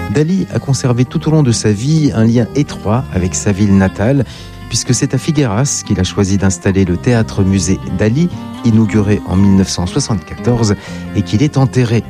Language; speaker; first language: French; native; French